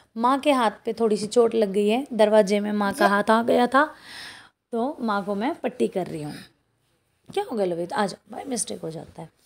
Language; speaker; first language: Hindi; native; Hindi